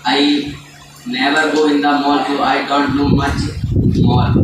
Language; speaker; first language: English; non-native, learner; Hindi